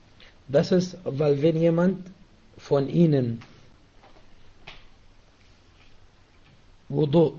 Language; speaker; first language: German; non-native, fluent; Arabic